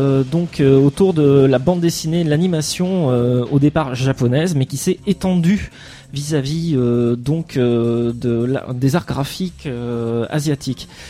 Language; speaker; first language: French; native; French